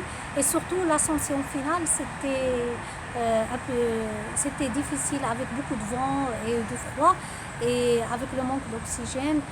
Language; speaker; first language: French; non-native, local second language; Arabic